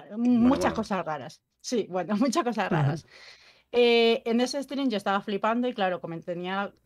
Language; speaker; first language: Spanish; native; Spanish